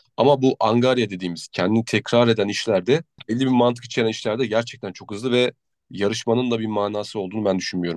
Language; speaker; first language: Turkish; native; Turkish